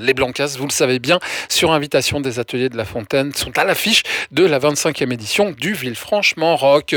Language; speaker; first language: French; native; French